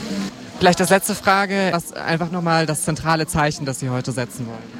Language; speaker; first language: German; native; German